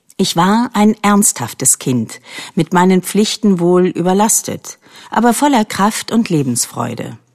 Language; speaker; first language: German; native; German